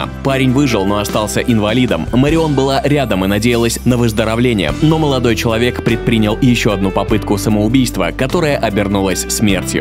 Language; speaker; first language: Russian; native; Russian